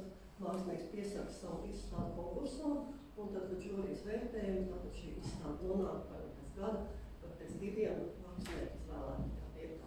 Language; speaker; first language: Latvian; native; Latvian